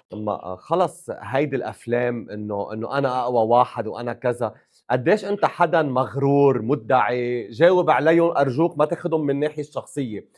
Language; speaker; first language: Arabic; native; Arabic